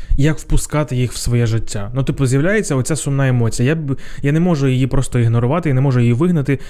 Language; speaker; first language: Ukrainian; non-native, local second language; Russian